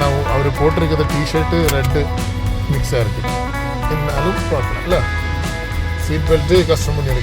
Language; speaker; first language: Tamil; non-native, learner; Malayalam